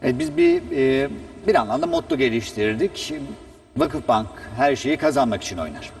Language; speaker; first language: Turkish; native; Turkish